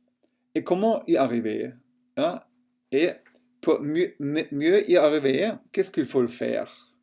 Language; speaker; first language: French; non-native, local second language; German